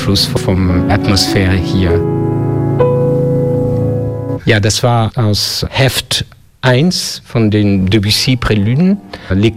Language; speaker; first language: German; non-native, fluent; French